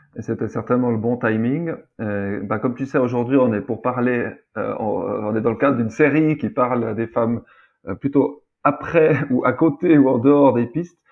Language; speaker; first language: French; native; French